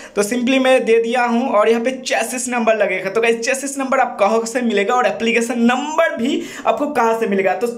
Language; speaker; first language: Hindi; non-native, local second language; Bangla